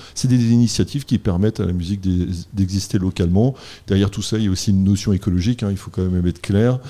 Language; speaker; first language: French; native; French